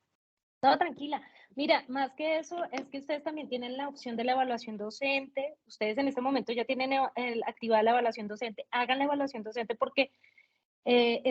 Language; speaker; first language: Spanish; native; Spanish